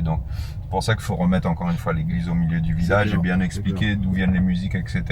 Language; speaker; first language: French; native; French